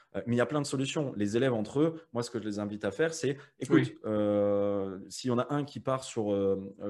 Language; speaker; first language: French; native; French